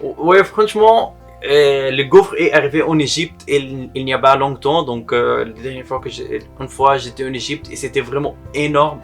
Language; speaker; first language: French; non-native, learner; Arabic